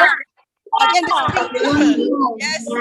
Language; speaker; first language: English; non-native, fluent; Indonesian